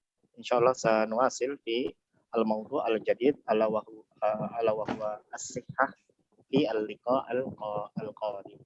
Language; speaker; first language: Arabic; non-native, learner; Indonesian